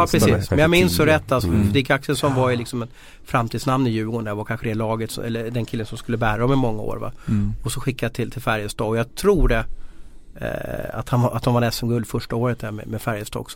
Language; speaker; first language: Swedish; native; Swedish